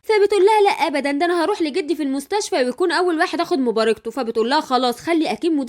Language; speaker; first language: Arabic; native; Arabic